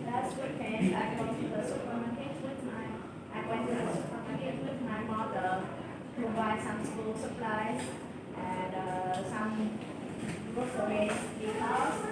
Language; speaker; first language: English; non-native, learner; Vietnamese